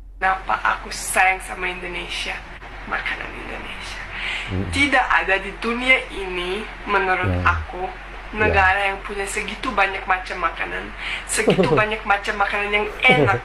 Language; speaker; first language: Indonesian; non-native, fluent; Russian